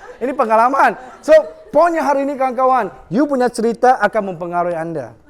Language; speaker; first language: Malay; non-native, local second language; Chinese